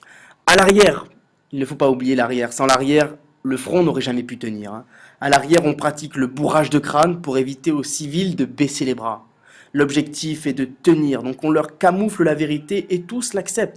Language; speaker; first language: French; native; French